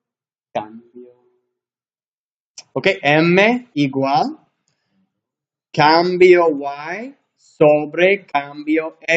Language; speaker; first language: Spanish; non-native, learner; English